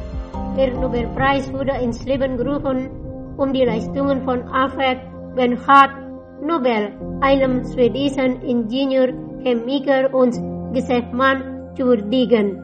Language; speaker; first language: German; non-native, fluent; Indonesian